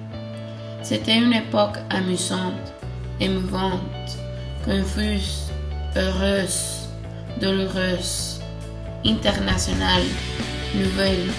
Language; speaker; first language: French; non-native, learner; Spanish